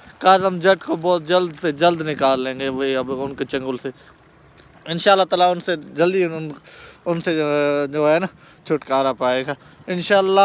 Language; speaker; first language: Urdu; non-native, local second language; Baluchi